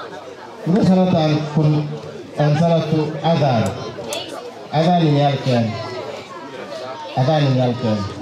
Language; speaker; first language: Finnish; non-native, fluent; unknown